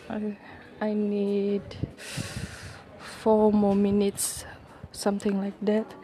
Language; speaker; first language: English; non-native, local second language; Malay